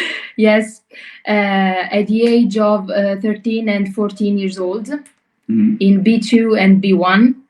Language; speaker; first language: English; non-native, learner; Italian